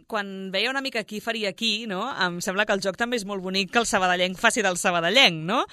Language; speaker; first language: Catalan; native; Catalan